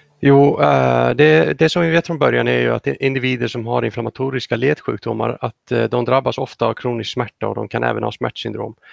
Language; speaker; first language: Swedish; non-native, fluent; Icelandic